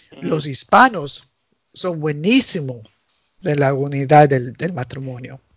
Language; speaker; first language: Spanish; early bilingual, heritage; Spanish